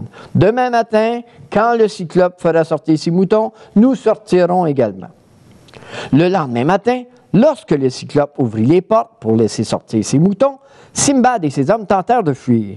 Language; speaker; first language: French; native; French